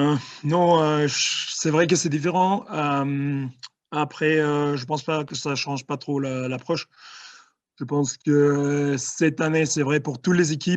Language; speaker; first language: French; non-native, fluent; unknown